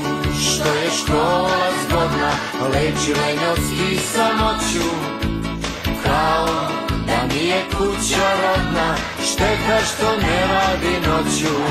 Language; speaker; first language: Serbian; early bilingual, heritage; Serbian